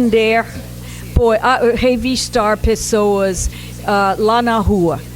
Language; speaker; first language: Portuguese; non-native, fluent; English